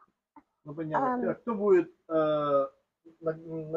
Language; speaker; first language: Russian; native; Russian